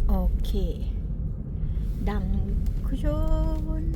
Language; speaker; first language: German; non-native, learner; Thai